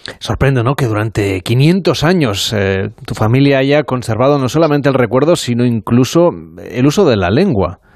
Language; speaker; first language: Spanish; native; Spanish